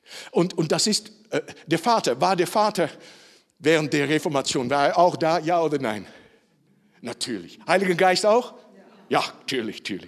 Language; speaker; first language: German; non-native, fluent; Dutch